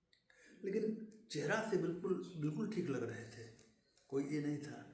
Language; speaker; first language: Hindi; native; Hindi